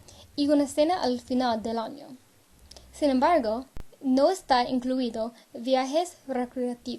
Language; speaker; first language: Spanish; non-native, learner; English